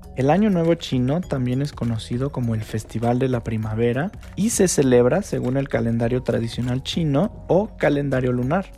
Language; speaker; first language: Spanish; non-native, fluent; Chinese